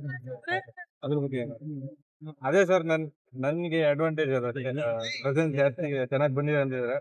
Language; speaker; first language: Kannada; native; Kannada